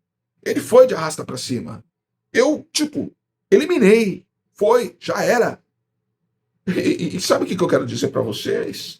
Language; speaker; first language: Portuguese; native; Portuguese